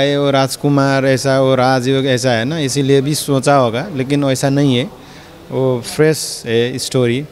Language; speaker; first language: Hindi; non-native, learner; Nepali